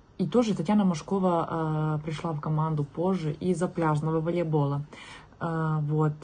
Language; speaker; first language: Russian; non-native, fluent; Serbian